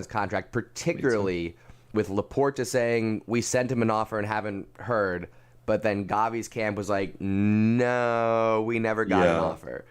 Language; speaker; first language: English; native; English